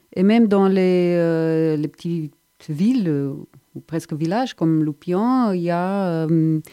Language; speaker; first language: French; non-native, fluent; Romanian